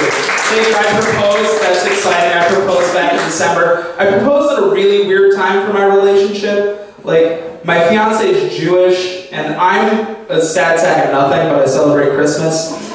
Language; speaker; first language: English; native; English